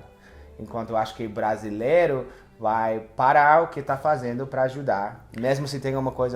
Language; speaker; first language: Portuguese; non-native, fluent; English